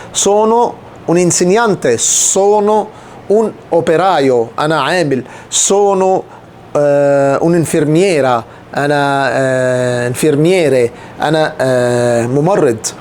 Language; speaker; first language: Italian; non-native, fluent; Arabic